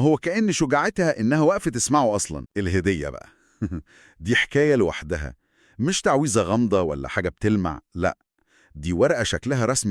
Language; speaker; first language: Arabic; native; Arabic